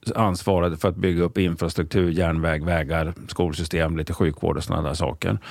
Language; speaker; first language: Swedish; native; Swedish